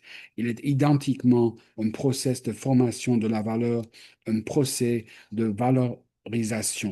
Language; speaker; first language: French; non-native, fluent; English